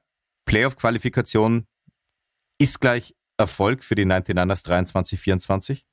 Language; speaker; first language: German; native; German